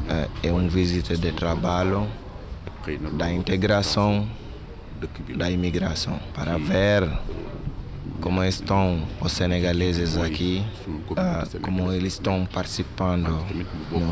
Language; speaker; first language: Portuguese; non-native, fluent; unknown